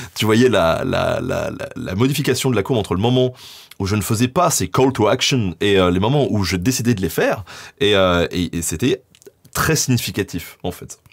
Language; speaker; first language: French; native; French